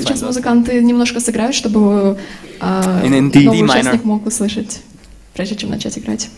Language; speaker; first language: Russian; native; Russian